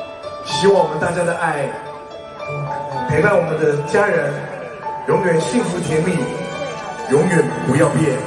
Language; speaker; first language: Chinese; native; Chinese